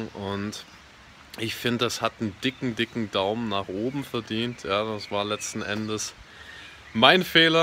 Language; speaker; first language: German; native; German